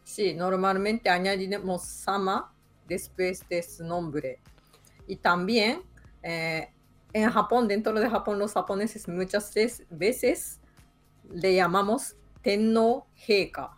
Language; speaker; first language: Spanish; non-native, fluent; Japanese